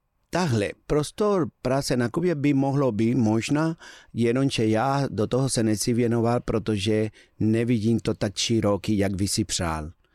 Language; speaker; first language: Czech; non-native, fluent; Spanish